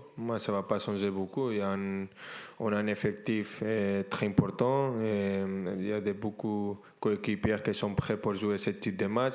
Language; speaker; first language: French; non-native, fluent; Spanish